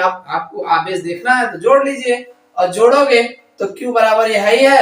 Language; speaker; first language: Hindi; native; Hindi